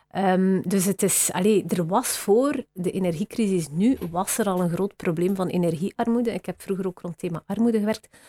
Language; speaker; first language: Dutch; native; Dutch